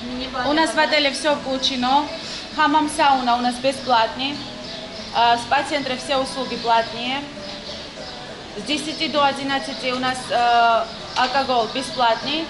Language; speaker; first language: Russian; non-native, learner; Turkish